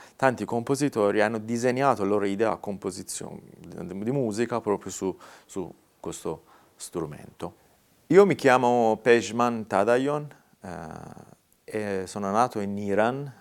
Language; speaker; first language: Italian; non-native, fluent; Persian